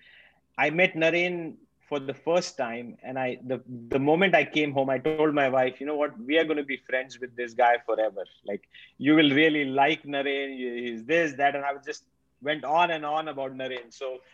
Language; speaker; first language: English; non-native, local second language; Marathi